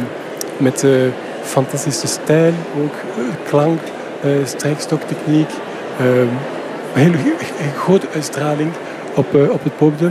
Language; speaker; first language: Dutch; non-native, fluent; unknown